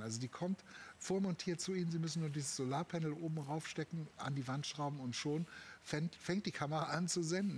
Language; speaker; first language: German; native; German